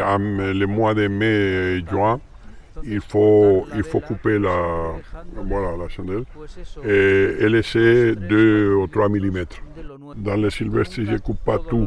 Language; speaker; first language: French; non-native, learner; Spanish